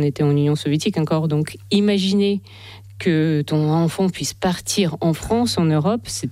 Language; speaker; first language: French; non-native, fluent; Russian